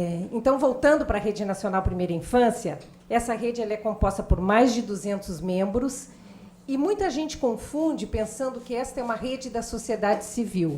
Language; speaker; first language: Portuguese; native; Portuguese